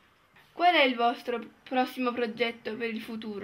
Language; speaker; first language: Italian; native; Italian